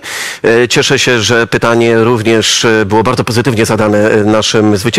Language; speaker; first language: Polish; native; Polish